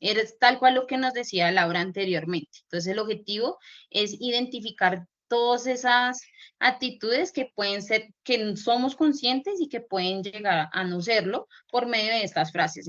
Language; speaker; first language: Spanish; native; Spanish